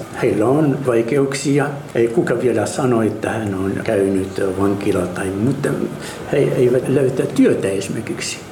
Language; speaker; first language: Finnish; non-native, learner; Arabic